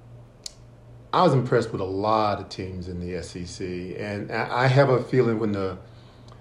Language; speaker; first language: English; native; English